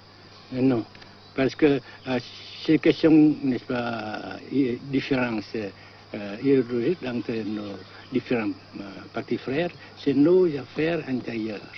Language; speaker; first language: French; non-native, fluent; Vietnamese